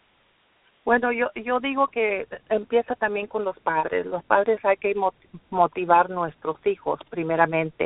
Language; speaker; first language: Spanish; early bilingual, heritage; Spanish